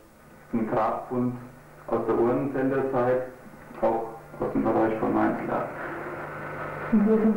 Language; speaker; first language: German; native; German